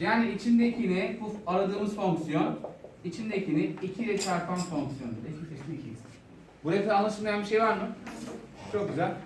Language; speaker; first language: Turkish; native; Turkish